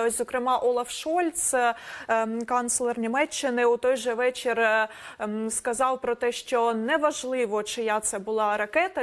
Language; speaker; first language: Ukrainian; native; Ukrainian